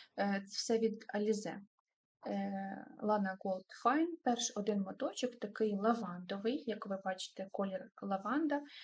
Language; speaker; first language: Ukrainian; non-native, local second language; Russian